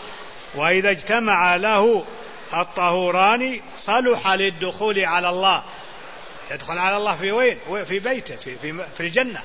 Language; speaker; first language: Arabic; native; Arabic